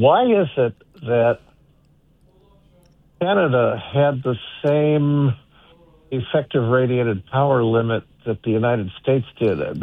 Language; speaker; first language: English; native; English